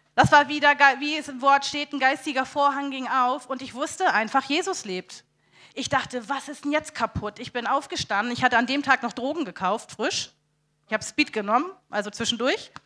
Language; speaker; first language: German; native; German